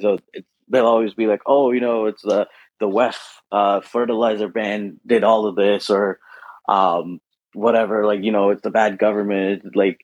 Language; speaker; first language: English; native; English